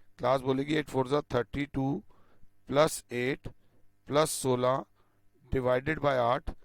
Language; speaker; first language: Hindi; native; Hindi